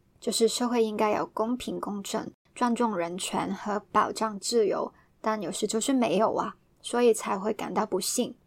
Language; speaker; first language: Chinese; non-native, local second language; Cantonese